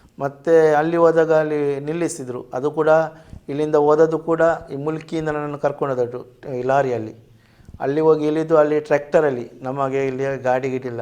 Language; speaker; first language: Kannada; non-native, local second language; Tulu